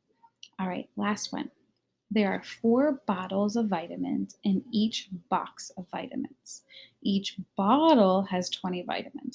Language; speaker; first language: English; native; English